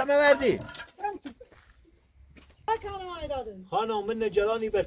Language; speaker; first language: Persian; non-native, local second language; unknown